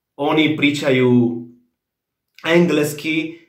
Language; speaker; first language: Serbian; non-native, learner; Spanish